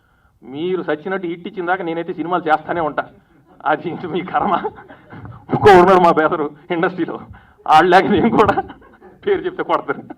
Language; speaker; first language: Telugu; native; Telugu